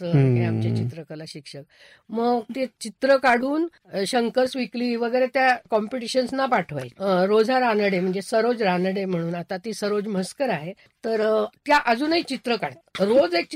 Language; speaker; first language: Marathi; native; Marathi